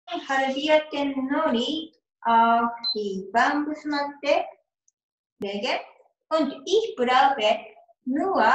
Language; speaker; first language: German; non-native, learner; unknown